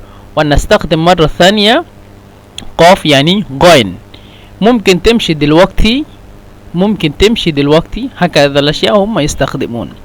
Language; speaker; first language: Arabic; non-native, fluent; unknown